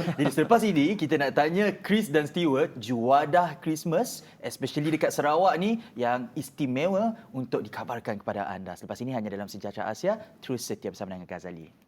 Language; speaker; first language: Malay; native; Malay